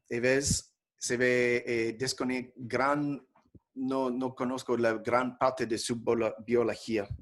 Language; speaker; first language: Spanish; non-native, fluent; English